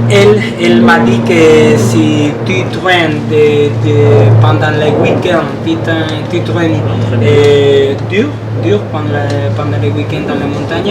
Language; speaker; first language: French; non-native, learner; Spanish